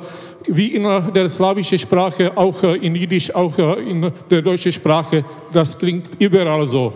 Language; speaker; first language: German; non-native, fluent; Czech